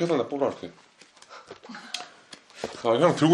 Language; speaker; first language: Korean; native; Korean